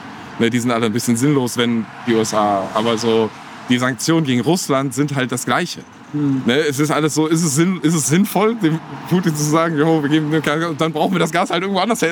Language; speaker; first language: German; native; German